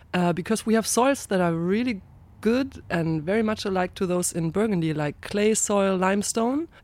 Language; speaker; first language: English; non-native, fluent; German